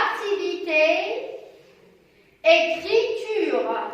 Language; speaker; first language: French; non-native, local second language; Arabic